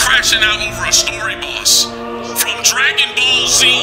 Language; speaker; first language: English; native; English